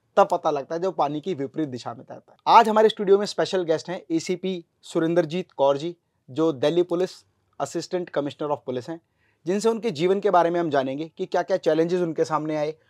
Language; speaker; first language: Hindi; native; Hindi